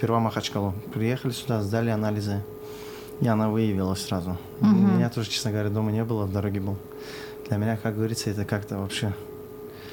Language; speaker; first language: Russian; non-native, local second language; Azerbaijani